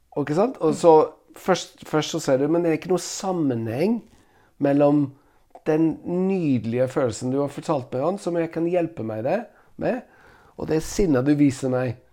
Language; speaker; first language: Norwegian; non-native, fluent; English